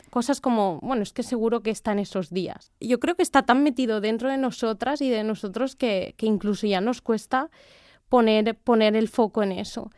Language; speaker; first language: Spanish; native; Spanish